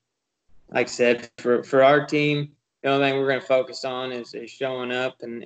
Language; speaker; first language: English; native; English